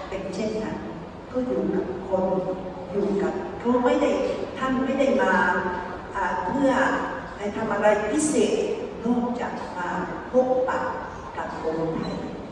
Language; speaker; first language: Thai; non-native, fluent; Spanish